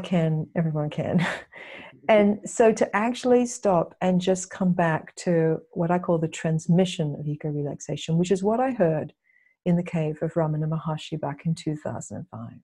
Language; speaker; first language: English; native; English